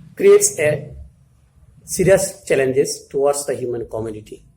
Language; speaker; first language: English; non-native, local second language; Assamese